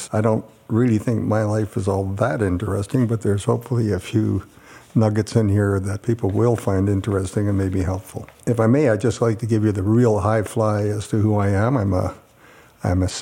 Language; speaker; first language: English; native; English